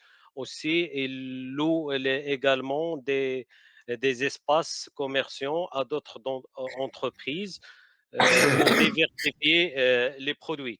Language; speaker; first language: French; non-native, local second language; Arabic